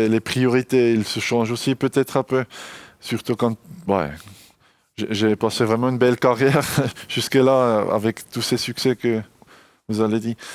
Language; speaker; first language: French; non-native, local second language; German